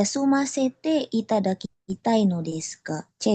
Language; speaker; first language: Japanese; non-native, learner; Indonesian